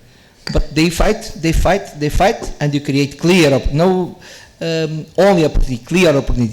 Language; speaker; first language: English; non-native, learner; Portuguese